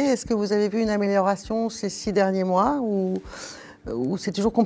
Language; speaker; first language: French; native; French